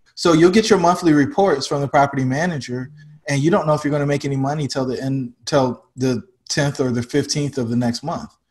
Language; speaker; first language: English; native; English